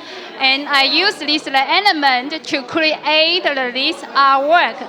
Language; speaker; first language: English; non-native, learner; Chinese